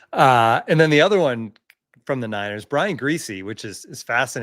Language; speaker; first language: English; native; English